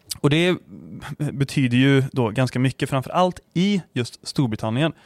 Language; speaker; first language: Swedish; native; Swedish